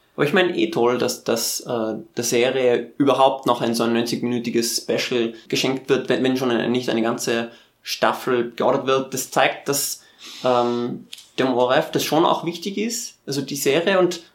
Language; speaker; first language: German; native; German